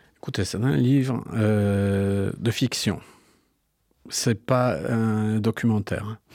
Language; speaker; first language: French; non-native, fluent; Polish